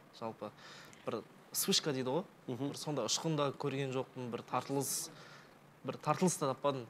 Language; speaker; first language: Kazakh; native; Kazakh